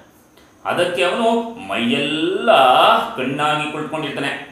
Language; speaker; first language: Kannada; native; Kannada